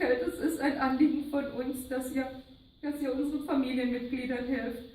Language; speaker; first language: German; non-native, fluent; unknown